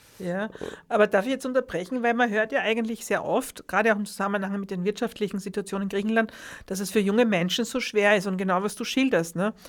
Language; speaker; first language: German; native; German